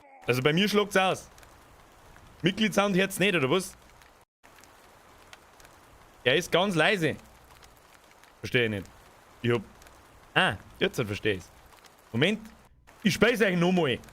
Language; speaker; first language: German; native; German